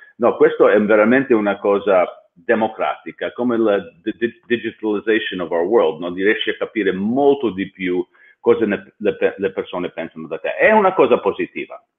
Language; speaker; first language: Italian; non-native, fluent; English